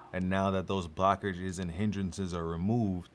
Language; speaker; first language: English; native; English